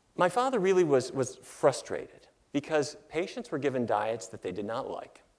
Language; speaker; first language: English; native; English